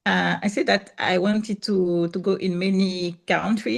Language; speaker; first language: English; non-native, learner; French